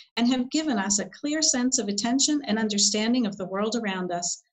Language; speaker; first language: English; native; English